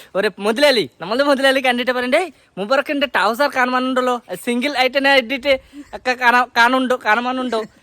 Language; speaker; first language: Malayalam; non-native, learner; Bangla